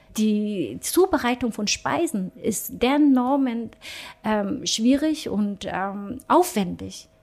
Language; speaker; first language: German; early bilingual, other home language; Vietnamese